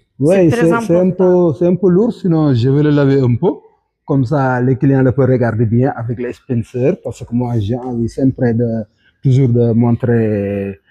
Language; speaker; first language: French; non-native, local second language; Wolof